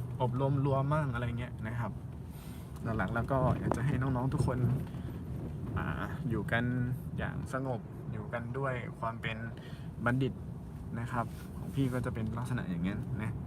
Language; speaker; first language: Thai; native; Thai